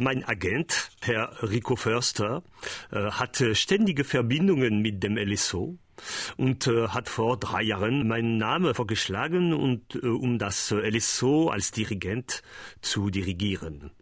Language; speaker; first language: German; non-native, learner; French